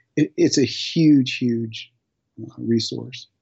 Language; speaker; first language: English; native; English